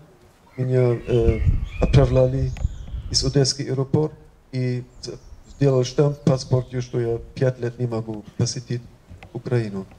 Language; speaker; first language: Russian; non-native, fluent; German